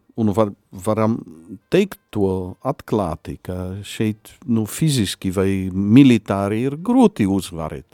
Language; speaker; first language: Latvian; non-native, fluent; Polish